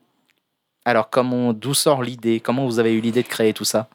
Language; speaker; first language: French; native; French